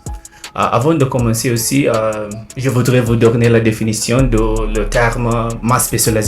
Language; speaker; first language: French; non-native, learner; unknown